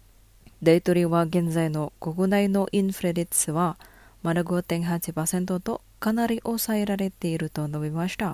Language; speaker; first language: Japanese; non-native, fluent; Indonesian